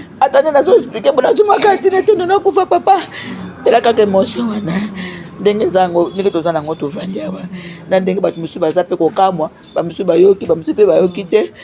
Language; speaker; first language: Lingala; native; Lingala